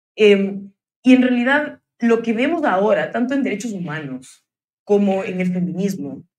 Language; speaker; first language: Spanish; native; Spanish